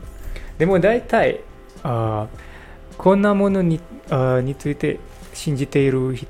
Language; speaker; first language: Japanese; non-native, learner; English